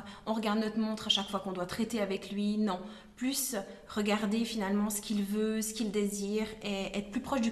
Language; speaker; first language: French; native; French